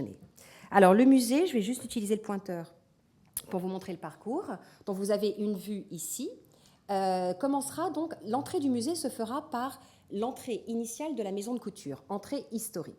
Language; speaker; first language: French; native; French